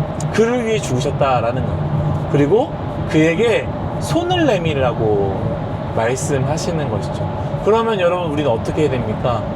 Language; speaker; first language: Korean; native; Korean